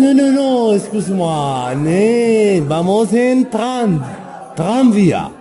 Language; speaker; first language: Spanish; non-native, learner; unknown